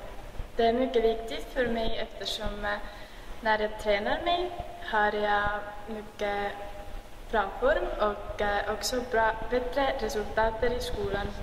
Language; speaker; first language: Swedish; non-native, learner; Estonian